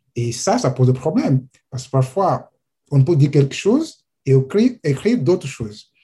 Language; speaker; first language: French; non-native, fluent; Portuguese